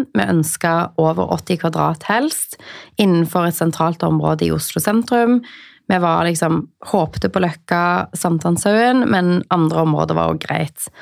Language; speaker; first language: Norwegian; native; Norwegian